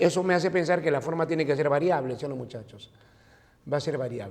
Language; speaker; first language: Spanish; native; Spanish